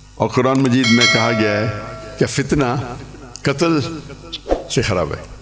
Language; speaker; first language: Urdu; non-native, local second language; English